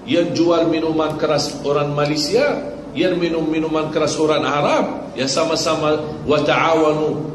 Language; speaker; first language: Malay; non-native, fluent; Arabic